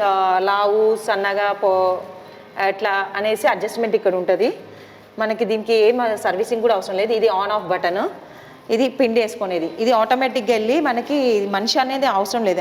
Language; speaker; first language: Telugu; native; Telugu